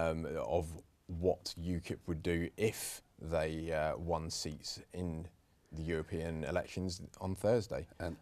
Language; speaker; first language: English; native; English